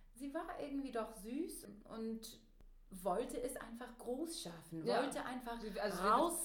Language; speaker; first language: German; non-native, fluent; English